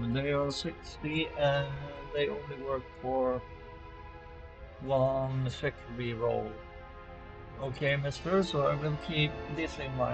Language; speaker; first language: English; non-native, fluent; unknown